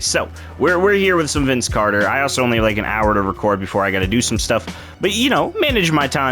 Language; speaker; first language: English; native; English